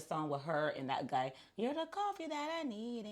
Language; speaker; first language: English; native; English